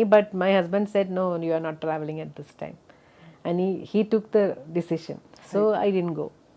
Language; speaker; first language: Telugu; non-native, fluent; Malayalam